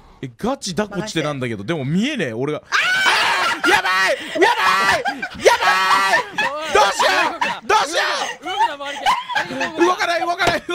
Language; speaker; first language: Japanese; native; Japanese